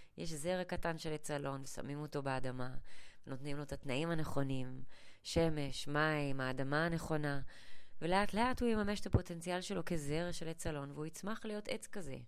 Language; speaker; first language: Hebrew; early bilingual, other home language; English